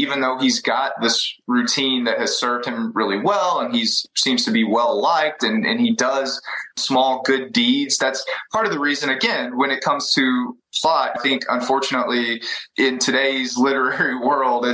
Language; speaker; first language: English; native; English